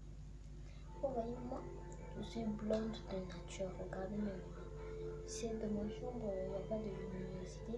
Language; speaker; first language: French; non-native, local second language; Lingala